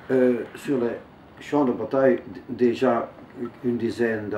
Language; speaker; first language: French; non-native, local second language; Dutch